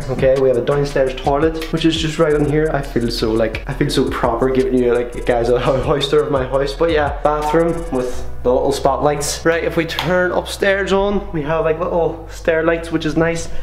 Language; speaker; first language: English; native; English